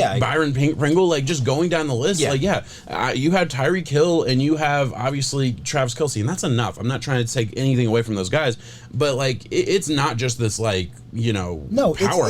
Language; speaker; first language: English; native; English